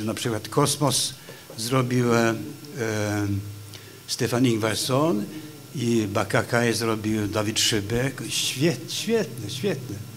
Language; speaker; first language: Polish; non-native, fluent; Swedish